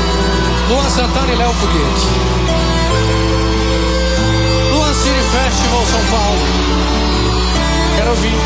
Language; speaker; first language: Portuguese; native; Portuguese